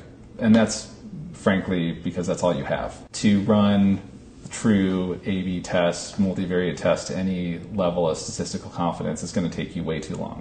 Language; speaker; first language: English; native; English